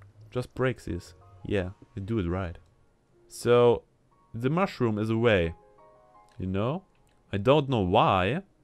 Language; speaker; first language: English; non-native, learner; German